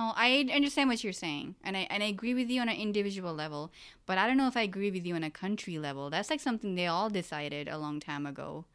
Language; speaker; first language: English; early bilingual, other home language; Urdu